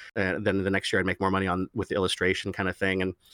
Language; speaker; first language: English; native; English